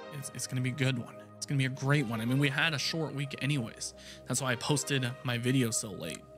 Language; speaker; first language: English; native; English